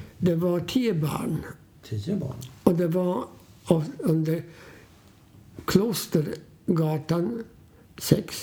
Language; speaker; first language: Swedish; non-native, fluent; Polish